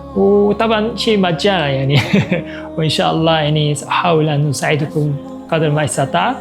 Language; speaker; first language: Arabic; non-native, fluent; Korean